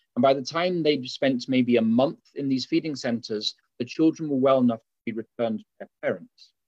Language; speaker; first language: English; native; English